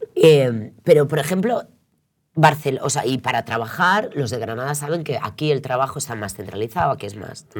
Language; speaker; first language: Spanish; non-native, local second language; Catalan